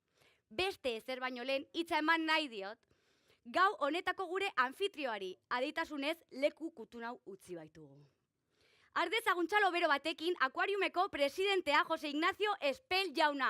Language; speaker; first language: Basque; native; Basque